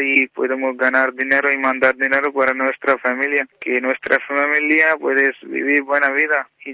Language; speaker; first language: Spanish; non-native, learner; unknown